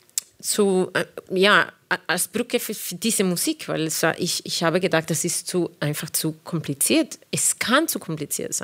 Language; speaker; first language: German; non-native, fluent; Spanish